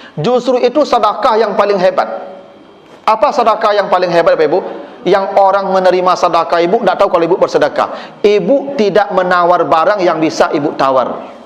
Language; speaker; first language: Malay; non-native, local second language; Minangkabau